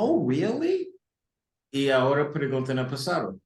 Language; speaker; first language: Spanish; non-native, learner; English